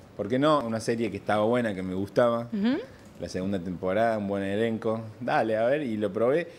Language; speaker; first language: Spanish; native; Spanish